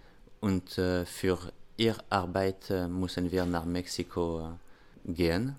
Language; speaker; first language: German; non-native, learner; French